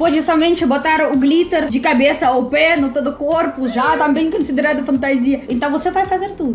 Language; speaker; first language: Portuguese; non-native, fluent; Russian